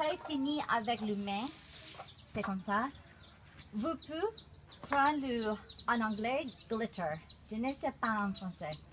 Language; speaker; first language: French; non-native, learner; English